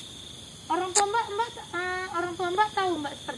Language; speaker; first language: Indonesian; native; Indonesian